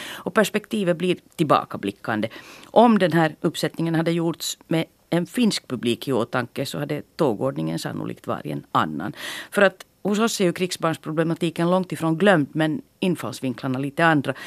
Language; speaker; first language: Swedish; native; Swedish